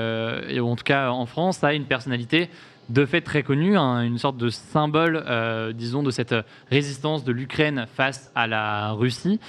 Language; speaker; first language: French; native; French